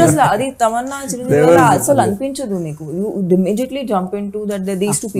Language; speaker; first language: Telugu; non-native, fluent; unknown